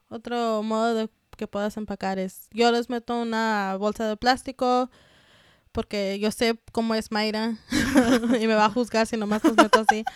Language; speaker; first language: Spanish; early bilingual, heritage; Spanish